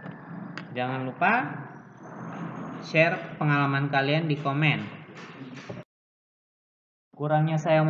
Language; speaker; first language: Indonesian; native; Indonesian